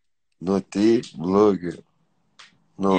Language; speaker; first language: Russian; non-native, learner; Tajik